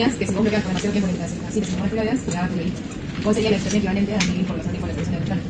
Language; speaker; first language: Spanish; native; Spanish